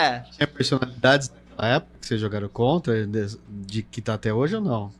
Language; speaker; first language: Portuguese; native; Portuguese